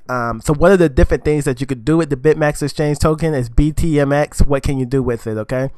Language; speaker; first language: English; native; English